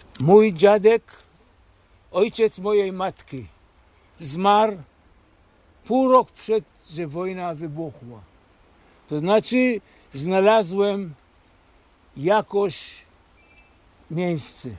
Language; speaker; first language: Polish; early bilingual, heritage; Polish